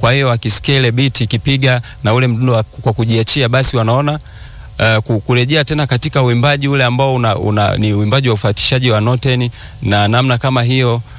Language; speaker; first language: Swahili; native; Swahili